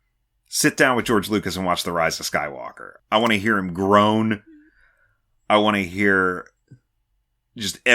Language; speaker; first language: English; native; English